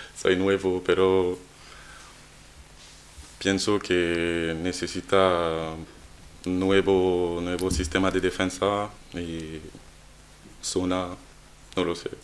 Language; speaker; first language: Spanish; non-native, learner; French